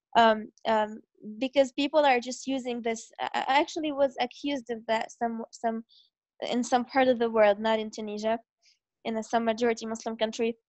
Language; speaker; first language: English; non-native, fluent; Arabic